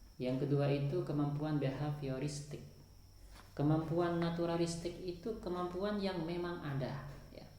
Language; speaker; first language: Indonesian; non-native, local second language; Sasak